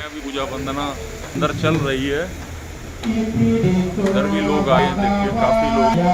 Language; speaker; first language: Hindi; native; Hindi